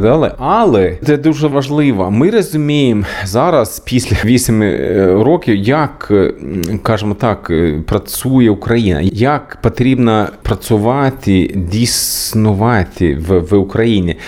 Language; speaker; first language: Ukrainian; non-native, learner; Swedish